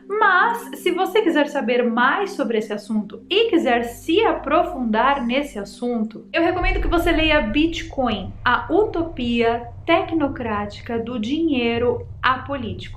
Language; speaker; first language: Portuguese; native; Portuguese